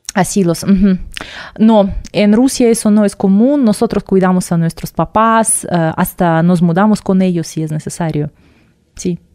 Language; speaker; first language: Spanish; non-native, fluent; Russian